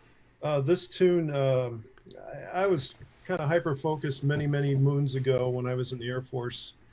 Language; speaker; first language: English; native; English